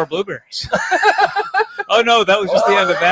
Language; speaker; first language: English; native; English